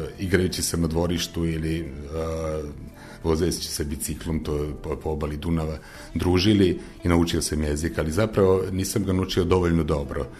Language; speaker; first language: Serbian; non-native, local second language; Hungarian